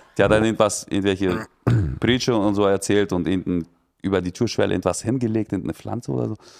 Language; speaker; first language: German; early bilingual, other home language; Russian